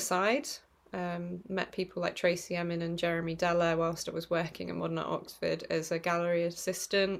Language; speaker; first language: English; native; English